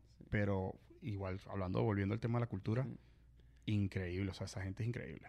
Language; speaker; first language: Spanish; native; Spanish